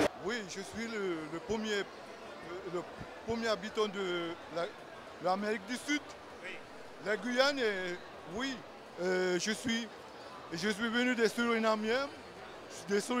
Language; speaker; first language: French; non-native, learner; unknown